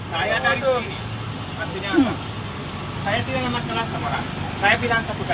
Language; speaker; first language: Indonesian; non-native, learner; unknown